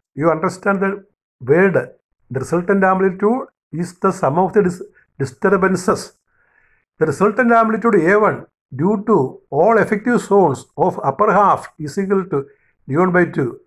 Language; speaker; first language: English; non-native, local second language; Malayalam